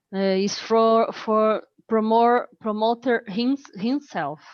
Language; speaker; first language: English; non-native, learner; Portuguese